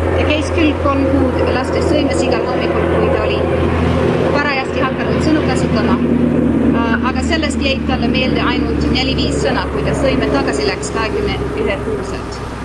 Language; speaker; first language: Estonian; non-native, fluent; English